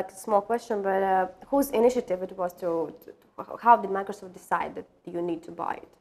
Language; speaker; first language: English; non-native, fluent; Latvian